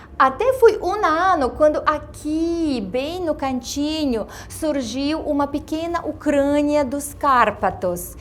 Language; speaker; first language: Portuguese; non-native, fluent; Ukrainian